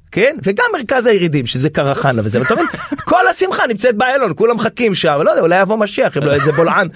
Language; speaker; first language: Hebrew; native; Hebrew